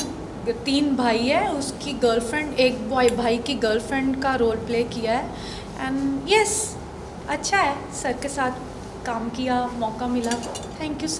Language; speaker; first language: Hindi; non-native, local second language; Punjabi